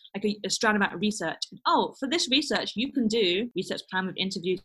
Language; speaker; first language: English; native; English